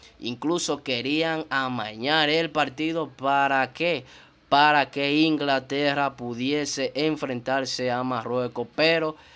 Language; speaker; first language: Spanish; native; Spanish